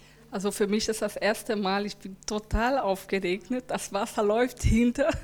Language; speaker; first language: German; non-native, learner; Portuguese